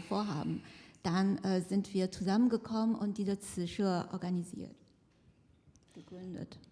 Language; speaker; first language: German; non-native, fluent; Chinese